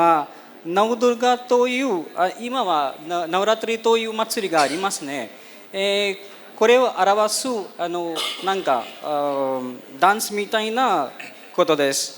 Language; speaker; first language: Japanese; non-native, fluent; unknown